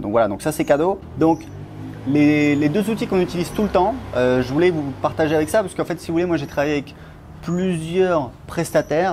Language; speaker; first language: French; native; French